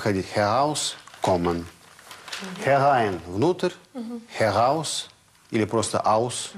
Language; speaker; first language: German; non-native, fluent; Russian